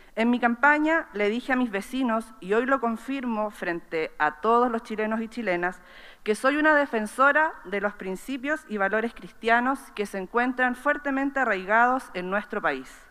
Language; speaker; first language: Spanish; native; Spanish